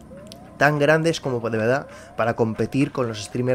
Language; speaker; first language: Spanish; native; Spanish